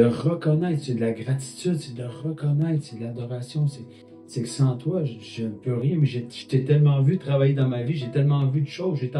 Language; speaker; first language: French; native; French